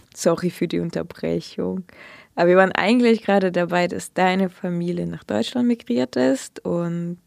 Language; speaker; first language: German; early bilingual, other home language; Russian